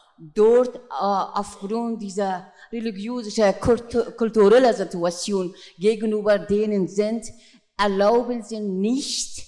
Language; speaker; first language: German; non-native, fluent; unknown